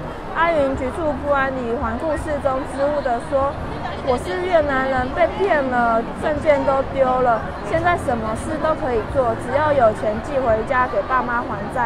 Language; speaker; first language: Chinese; native; Chinese